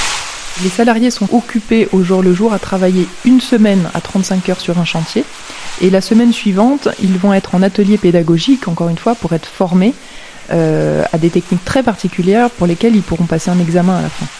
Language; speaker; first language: French; native; French